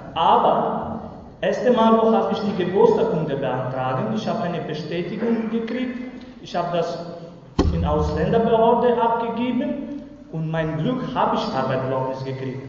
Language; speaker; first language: German; non-native, learner; Romany